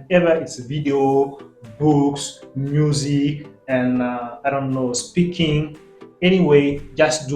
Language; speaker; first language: English; non-native, fluent; French